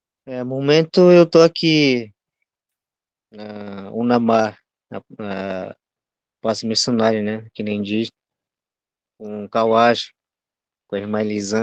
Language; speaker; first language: Portuguese; non-native, local second language; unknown